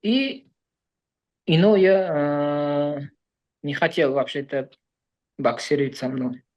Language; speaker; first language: Russian; non-native, learner; Uzbek